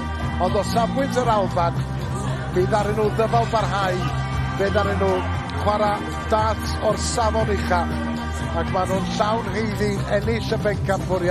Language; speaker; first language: Welsh; native; Welsh